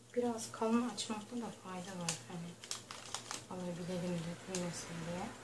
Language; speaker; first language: Turkish; non-native, fluent; Russian